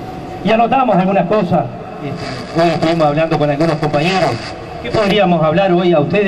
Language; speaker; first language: Spanish; native; Spanish